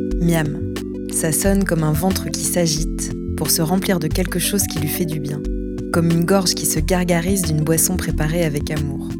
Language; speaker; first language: French; native; French